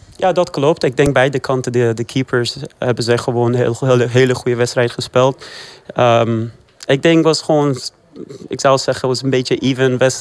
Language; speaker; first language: Dutch; non-native, fluent; Persian